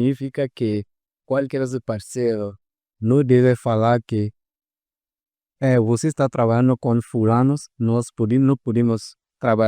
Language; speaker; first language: Portuguese; non-native, fluent; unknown